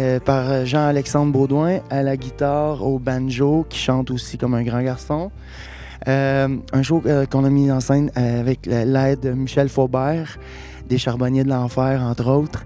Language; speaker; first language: French; native; French